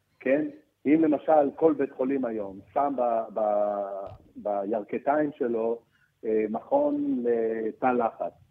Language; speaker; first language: Hebrew; early bilingual, other home language; French